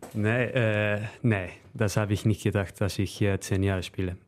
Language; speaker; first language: German; non-native, fluent; Icelandic